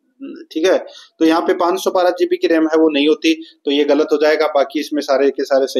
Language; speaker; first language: Hindi; native; Hindi